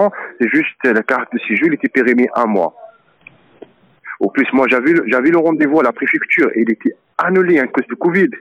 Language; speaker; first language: French; non-native, learner; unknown